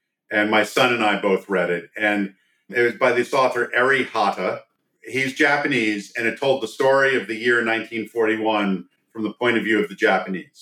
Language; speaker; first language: English; native; English